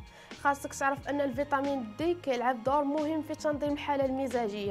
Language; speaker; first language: Arabic; native; Arabic